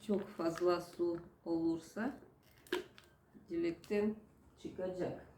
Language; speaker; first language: Turkish; non-native, learner; Russian